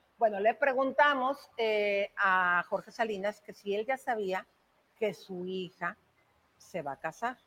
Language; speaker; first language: Spanish; native; Spanish